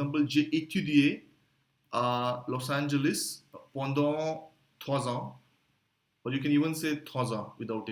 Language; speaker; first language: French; non-native, fluent; Hindi